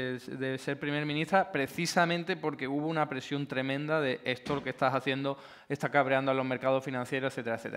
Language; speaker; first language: Spanish; native; Spanish